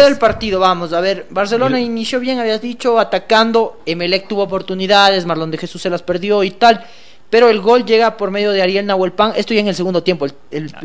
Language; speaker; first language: Spanish; native; Spanish